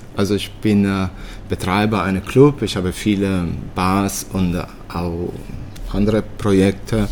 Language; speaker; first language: German; early bilingual, other home language; Italian